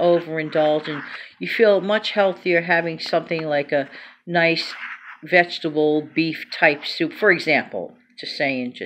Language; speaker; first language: English; native; English